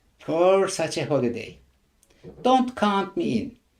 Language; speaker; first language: English; non-native, fluent; Turkish